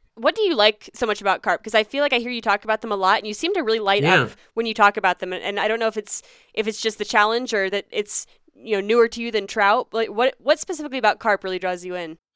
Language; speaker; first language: English; native; English